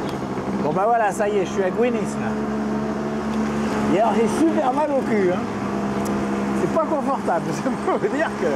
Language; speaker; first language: French; native; French